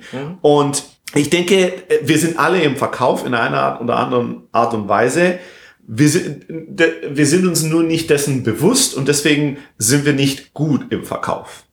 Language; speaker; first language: German; non-native, fluent; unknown